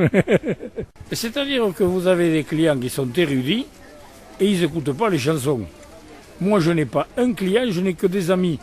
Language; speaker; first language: French; native; French